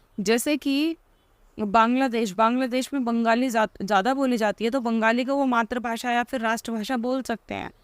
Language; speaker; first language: Hindi; native; Hindi